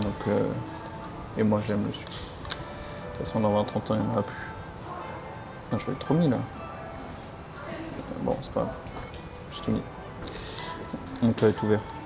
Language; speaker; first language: French; native; French